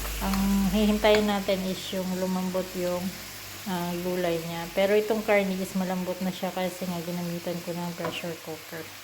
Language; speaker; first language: Filipino; native; Filipino